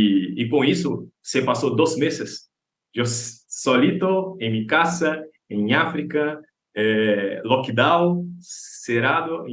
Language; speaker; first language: Spanish; non-native, learner; Portuguese